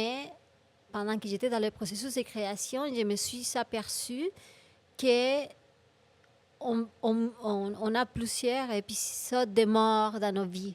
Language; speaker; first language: French; non-native, fluent; Spanish